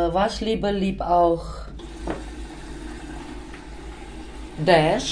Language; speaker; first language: German; non-native, fluent; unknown